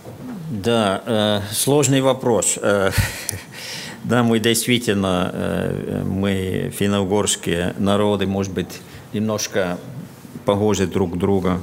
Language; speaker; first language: Russian; non-native, fluent; Finnish